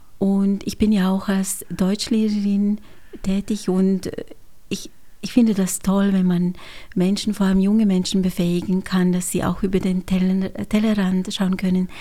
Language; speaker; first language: German; non-native, fluent; Hungarian